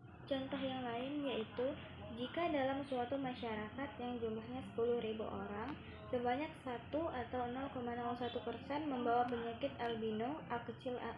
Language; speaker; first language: Indonesian; native; Indonesian